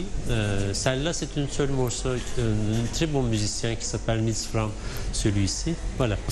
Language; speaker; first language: French; non-native, fluent; Turkish